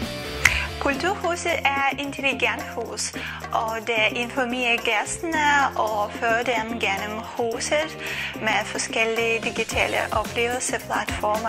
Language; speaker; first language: Danish; non-native, learner; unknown